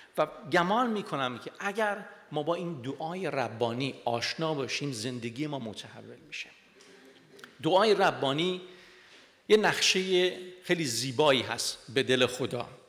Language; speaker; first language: Persian; non-native, local second language; Armenian